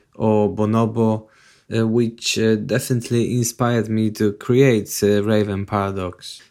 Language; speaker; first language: English; non-native, fluent; Polish